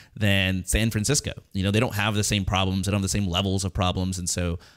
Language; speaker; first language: English; native; English